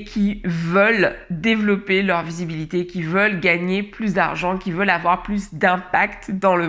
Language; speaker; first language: French; native; French